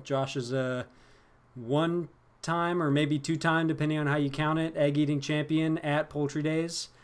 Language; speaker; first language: English; native; English